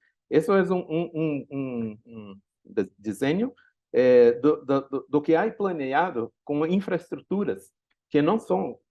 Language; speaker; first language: Spanish; non-native, learner; Portuguese